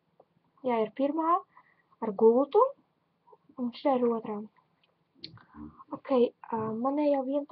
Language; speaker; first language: Latvian; non-native, local second language; Russian